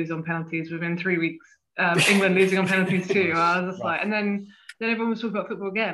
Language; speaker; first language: English; native; English